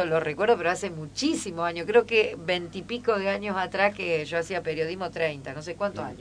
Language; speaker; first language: Spanish; native; Spanish